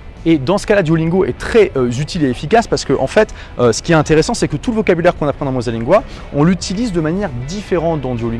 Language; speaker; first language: French; native; French